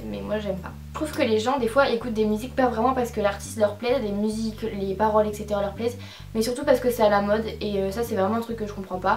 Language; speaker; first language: French; native; French